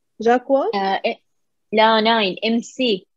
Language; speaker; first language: German; non-native, learner; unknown